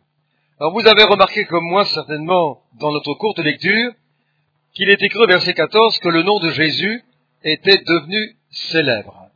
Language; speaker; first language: French; native; French